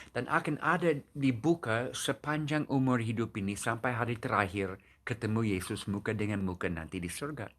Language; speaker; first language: Indonesian; non-native, fluent; English